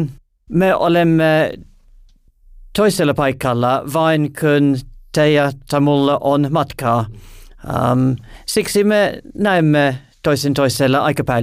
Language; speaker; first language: Finnish; non-native, learner; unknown